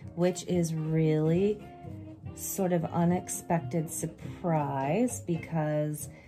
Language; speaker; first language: English; native; English